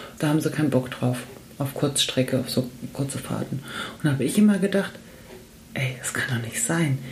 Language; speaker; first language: German; native; German